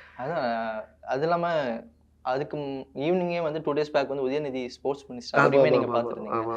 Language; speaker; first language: Tamil; native; Tamil